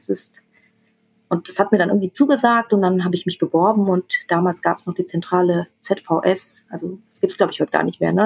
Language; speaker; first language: German; early bilingual, other home language; Tamil